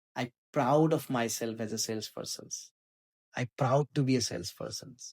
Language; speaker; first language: English; non-native, local second language; Assamese